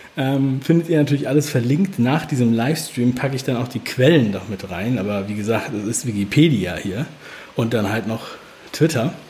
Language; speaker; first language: German; native; German